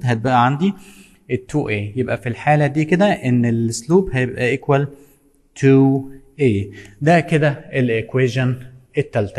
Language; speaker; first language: Arabic; native; Arabic